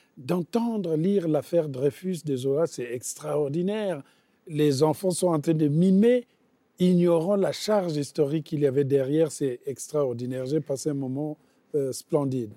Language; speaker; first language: French; non-native, local second language; Bembe